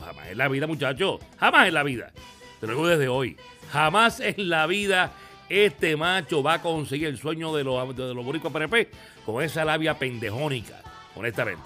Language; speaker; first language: Spanish; native; Spanish